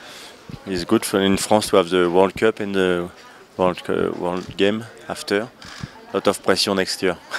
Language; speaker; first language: English; non-native, learner; French